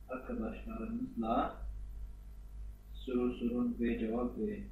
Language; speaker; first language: Turkish; non-native, fluent; Arabic